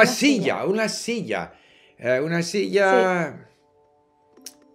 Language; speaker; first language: Spanish; non-native, fluent; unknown